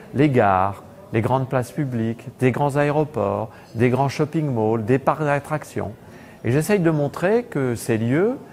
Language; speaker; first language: French; native; French